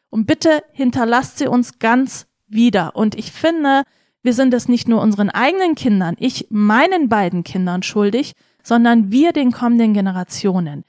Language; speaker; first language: German; early bilingual, other home language; Turkish